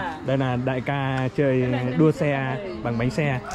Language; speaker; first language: Vietnamese; native; Vietnamese